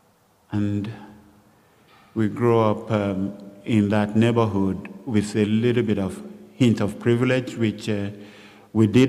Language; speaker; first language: English; non-native, local second language; Yoruba